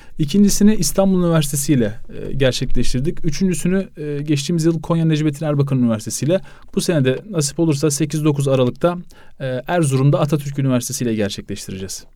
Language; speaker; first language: Turkish; native; Turkish